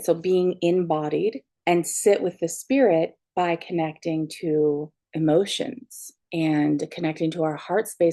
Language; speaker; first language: English; native; English